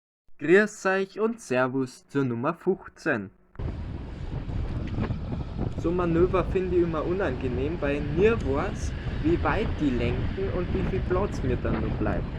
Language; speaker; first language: German; native; German